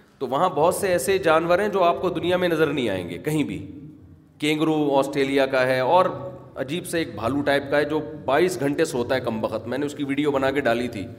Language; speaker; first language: Urdu; native; Urdu